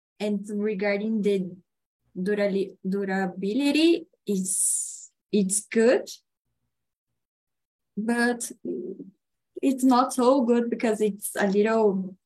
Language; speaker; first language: English; non-native, learner; Portuguese